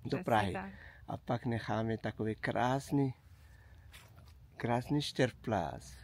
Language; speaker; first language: Czech; non-native, learner; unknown